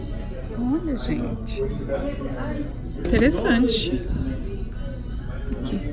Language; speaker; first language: Portuguese; native; Portuguese